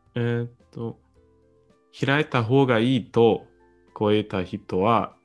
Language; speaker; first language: Japanese; non-native, learner; English